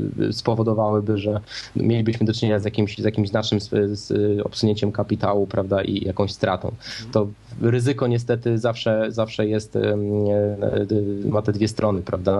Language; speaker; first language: Polish; native; Polish